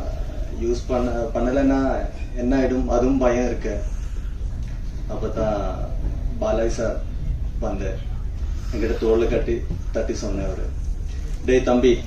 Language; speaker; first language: Tamil; non-native, fluent; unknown